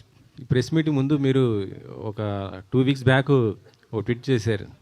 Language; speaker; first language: Telugu; native; Telugu